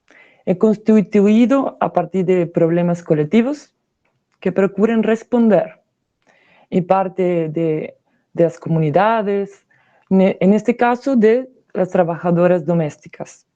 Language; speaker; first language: Portuguese; non-native, learner; Spanish